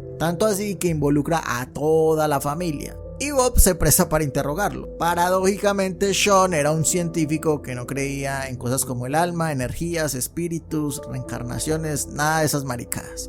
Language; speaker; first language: Spanish; native; Spanish